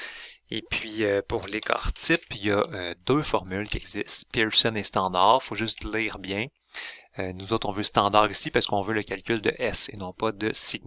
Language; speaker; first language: French; native; French